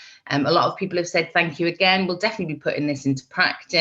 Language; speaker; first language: English; native; English